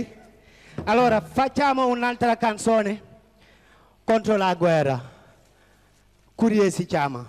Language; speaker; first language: Italian; non-native, fluent; Wolof